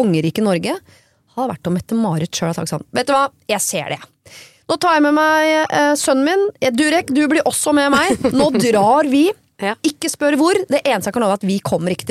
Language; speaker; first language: Norwegian; native; Norwegian